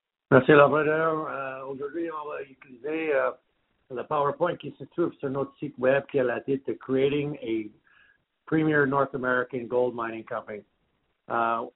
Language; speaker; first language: French; non-native, learner; English